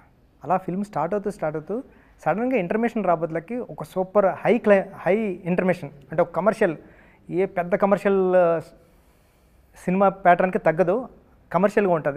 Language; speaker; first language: Telugu; native; Telugu